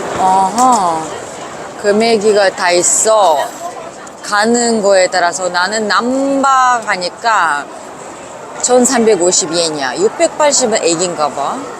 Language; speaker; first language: Korean; non-native, fluent; Uzbek